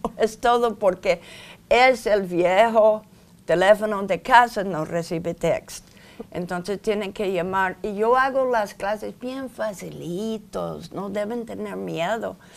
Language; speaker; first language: Spanish; non-native, fluent; English